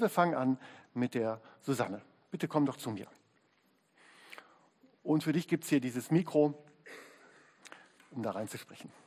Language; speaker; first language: German; native; German